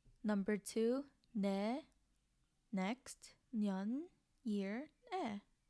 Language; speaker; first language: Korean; non-native, learner; English